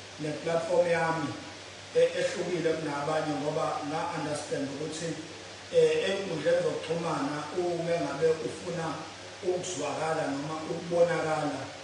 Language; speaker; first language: Zulu; native; Zulu